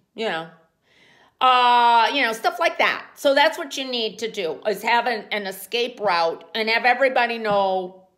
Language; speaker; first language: English; native; English